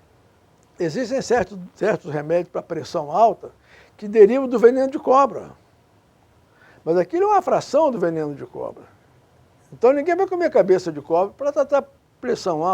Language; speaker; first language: Portuguese; native; Portuguese